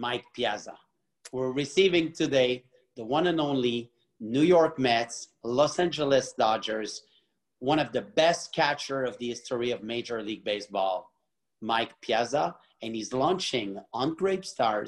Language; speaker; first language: English; non-native, fluent; French